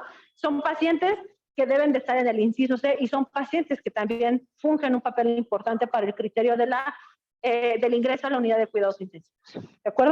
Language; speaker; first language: Spanish; native; Spanish